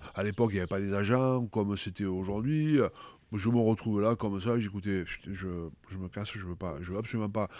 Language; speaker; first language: French; native; French